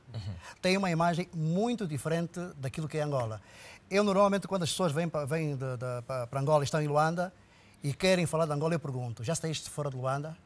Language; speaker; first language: Portuguese; native; Portuguese